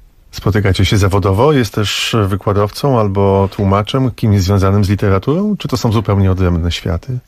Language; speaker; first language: Polish; native; Polish